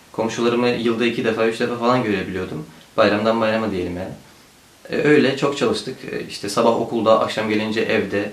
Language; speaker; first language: Turkish; early bilingual, heritage; Turkish